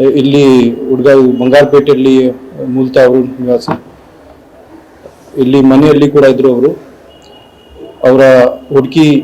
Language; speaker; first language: Kannada; non-native, local second language; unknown